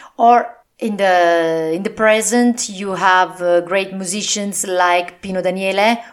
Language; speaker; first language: English; non-native, fluent; Italian